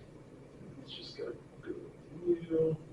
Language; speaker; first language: English; native; English